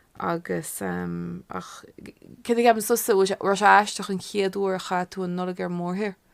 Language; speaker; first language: Irish; non-native, local second language; English